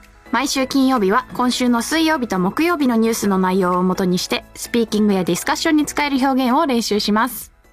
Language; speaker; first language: Japanese; native; Japanese